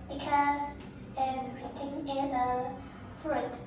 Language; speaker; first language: English; non-native, learner; Vietnamese